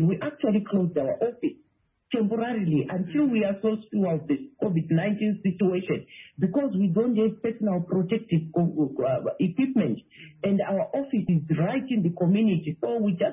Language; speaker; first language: English; non-native, local second language; Shona